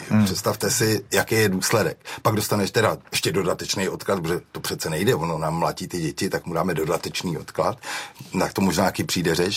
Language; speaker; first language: Czech; native; Czech